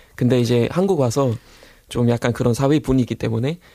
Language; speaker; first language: Korean; non-native, fluent; German